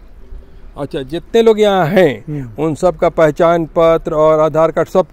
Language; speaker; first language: Hindi; native; Hindi